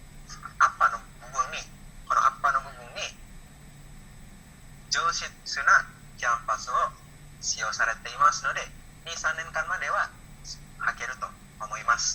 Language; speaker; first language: Japanese; non-native, learner; Indonesian